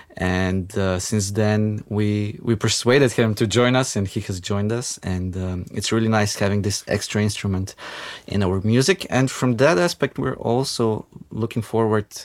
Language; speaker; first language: English; non-native, fluent; Macedonian